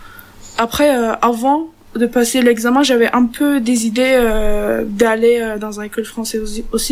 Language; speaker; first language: French; non-native, learner; Turkish